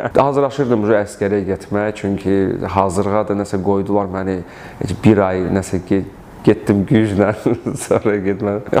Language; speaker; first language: Azerbaijani; early bilingual, heritage; Russian